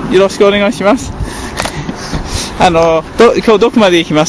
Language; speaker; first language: Japanese; non-native, learner; English